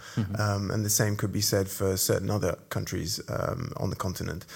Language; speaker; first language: English; native; English